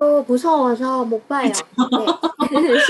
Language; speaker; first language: Korean; non-native, fluent; Vietnamese